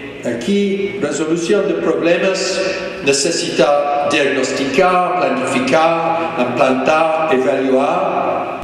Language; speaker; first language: Spanish; non-native, fluent; English